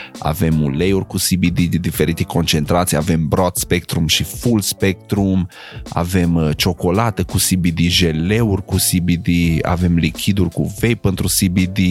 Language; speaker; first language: Romanian; non-native, local second language; Hungarian